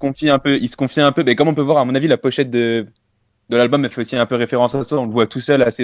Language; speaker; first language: French; native; French